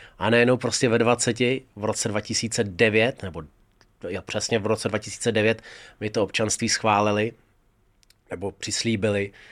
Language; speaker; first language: Czech; early bilingual, other home language; Russian